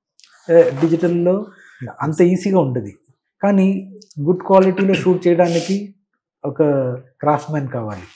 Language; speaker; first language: Telugu; non-native, learner; Malayalam